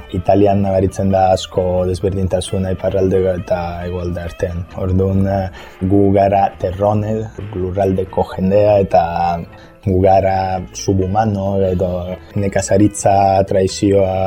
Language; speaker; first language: Basque; non-native, fluent; Italian